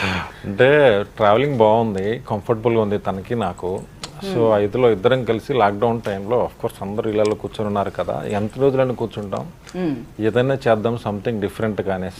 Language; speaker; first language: Telugu; native; Telugu